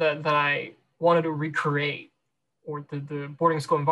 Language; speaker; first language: English; non-native, local second language; Cantonese